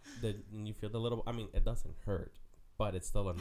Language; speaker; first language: English; non-native, fluent; Spanish